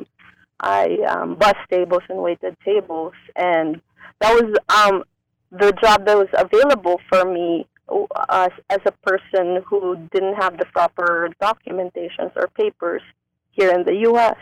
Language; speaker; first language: English; non-native, local second language; Filipino